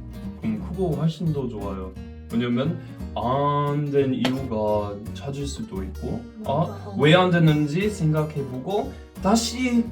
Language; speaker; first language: Korean; non-native, fluent; English